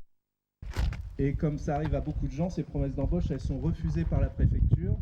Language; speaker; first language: French; native; French